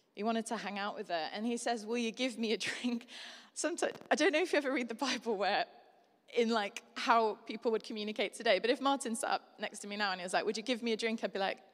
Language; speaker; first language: English; native; English